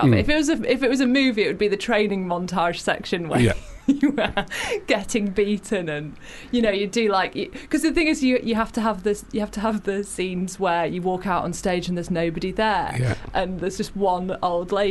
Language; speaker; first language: English; native; English